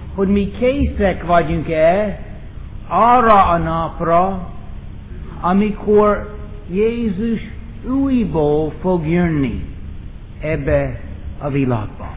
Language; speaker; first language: Hungarian; non-native, fluent; English